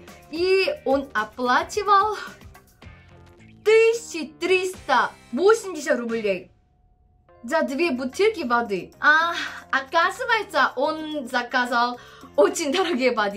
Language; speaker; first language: Russian; non-native, learner; Korean